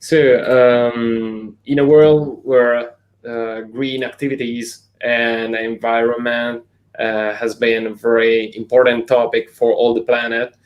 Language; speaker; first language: English; non-native, fluent; Italian